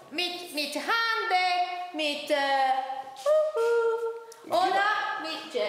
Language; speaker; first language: German; non-native, learner; Italian